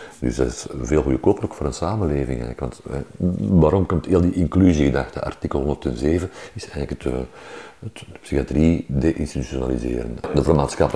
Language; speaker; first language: Dutch; native; Dutch